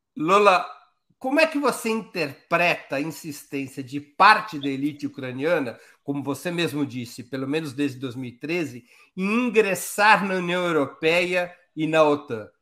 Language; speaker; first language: Portuguese; native; Portuguese